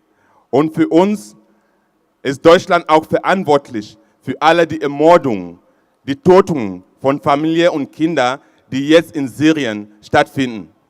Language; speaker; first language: German; non-native, fluent; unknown